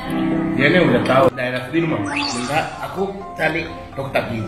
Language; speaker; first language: Indonesian; non-native, learner; Japanese